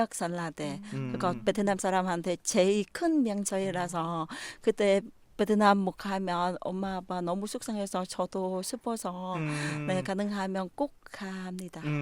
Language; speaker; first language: Korean; non-native, learner; Vietnamese